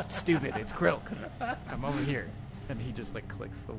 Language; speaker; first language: English; native; English